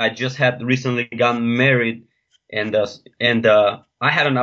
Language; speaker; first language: English; non-native, fluent; Bulgarian